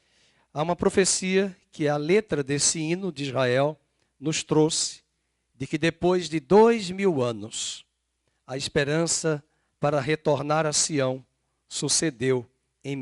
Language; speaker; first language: Portuguese; native; Portuguese